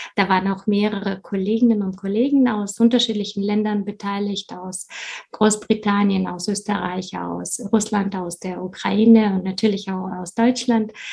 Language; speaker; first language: German; non-native, fluent; Russian